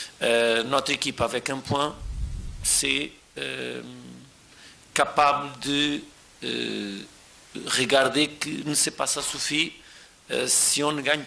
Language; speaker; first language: French; non-native, fluent; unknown